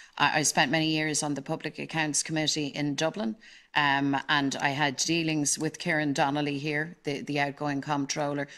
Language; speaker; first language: English; native; English